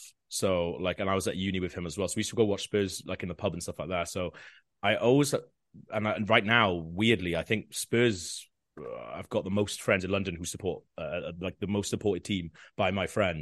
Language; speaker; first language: English; non-native, local second language; Welsh